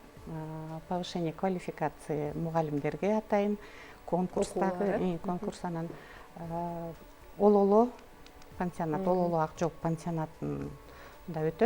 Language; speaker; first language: Kyrgyz; native; Kyrgyz